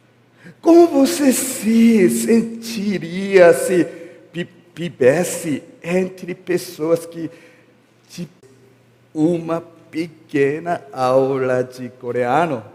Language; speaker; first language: Portuguese; non-native, learner; Korean